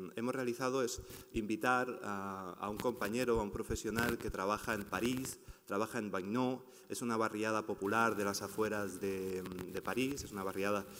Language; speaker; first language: Spanish; native; Spanish